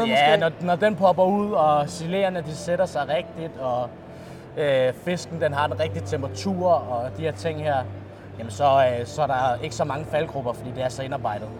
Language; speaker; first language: Danish; native; Danish